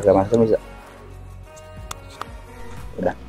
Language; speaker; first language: Indonesian; native; Indonesian